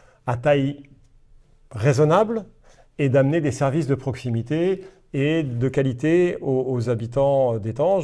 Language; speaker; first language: French; native; French